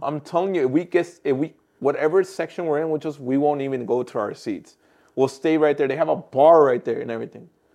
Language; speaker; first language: English; early bilingual, other home language; Spanish